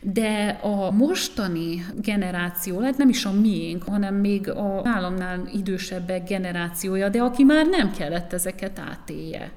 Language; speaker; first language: Hungarian; native; Hungarian